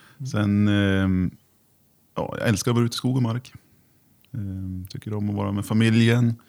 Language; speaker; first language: Swedish; native; Swedish